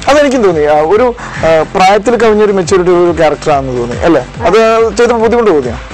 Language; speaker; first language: Malayalam; native; Malayalam